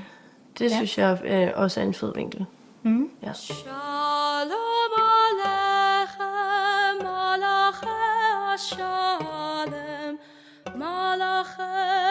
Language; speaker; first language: Danish; native; Danish